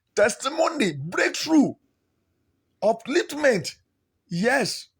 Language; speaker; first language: English; non-native, local second language; Yoruba